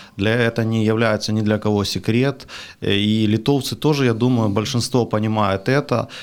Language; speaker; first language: Russian; native; Russian